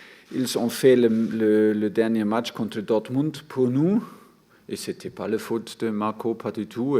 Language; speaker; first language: French; non-native, fluent; German